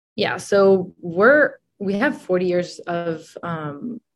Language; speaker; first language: English; non-native, fluent; Italian